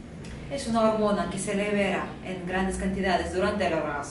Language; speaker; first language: Spanish; non-native, fluent; Russian